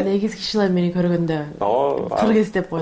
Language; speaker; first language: Kyrgyz; non-native, learner; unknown